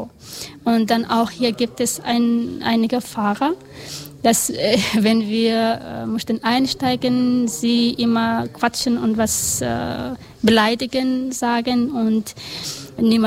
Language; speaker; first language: German; non-native, learner; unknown